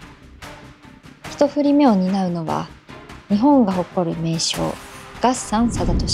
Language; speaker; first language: Japanese; native; Japanese